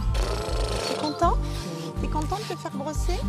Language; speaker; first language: French; native; French